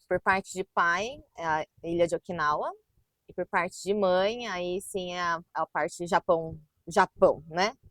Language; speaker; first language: Portuguese; native; Portuguese